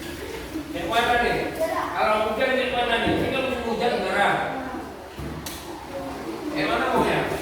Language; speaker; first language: Indonesian; native; Indonesian